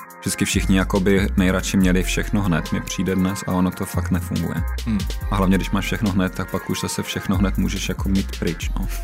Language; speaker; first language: Czech; native; Czech